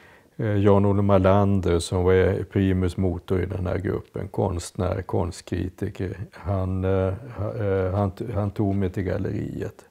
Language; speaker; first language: Swedish; native; Swedish